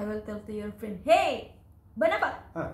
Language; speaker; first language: English; non-native, learner; Filipino